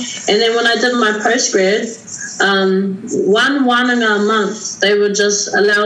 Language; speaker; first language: English; native; English